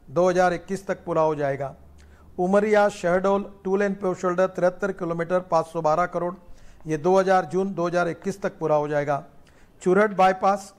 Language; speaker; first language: Hindi; non-native, local second language; Marathi